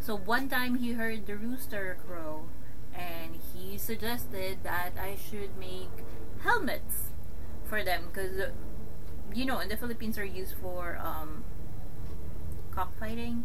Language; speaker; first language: English; non-native, local second language; Filipino